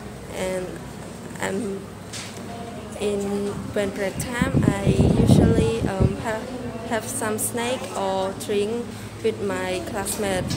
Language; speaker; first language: English; non-native, learner; Khmer